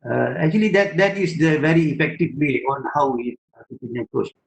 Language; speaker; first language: English; non-native, local second language; Malay